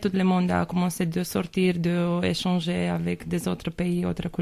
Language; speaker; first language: French; non-native, fluent; Romanian